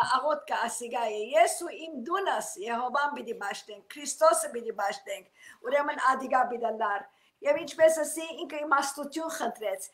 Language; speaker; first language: Armenian; early bilingual, heritage; Armenian